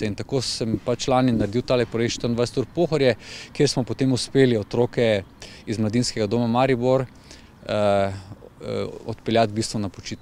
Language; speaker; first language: Slovenian; native; Slovenian